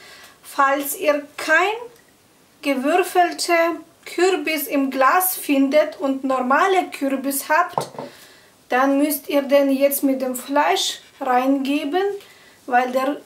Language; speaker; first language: German; non-native, fluent; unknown